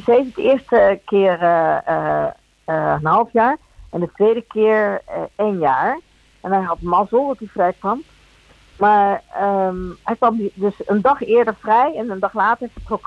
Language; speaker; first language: Dutch; early bilingual, other home language; Spanish